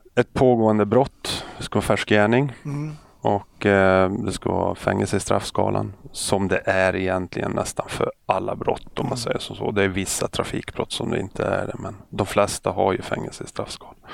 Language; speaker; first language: Swedish; native; Swedish